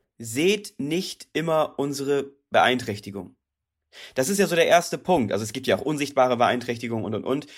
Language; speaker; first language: German; native; German